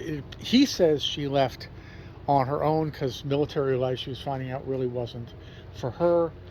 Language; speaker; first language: English; native; English